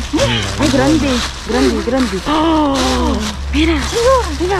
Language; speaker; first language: Spanish; non-native, learner; Filipino